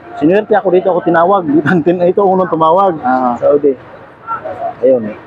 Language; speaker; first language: Filipino; non-native, local second language; Cebuano